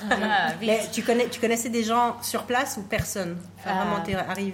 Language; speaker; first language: French; native; French